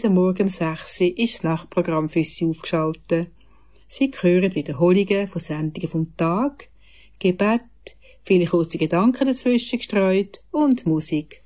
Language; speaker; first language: German; native; German